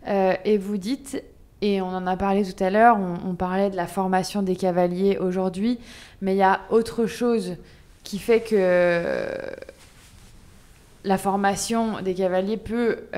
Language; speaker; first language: French; native; French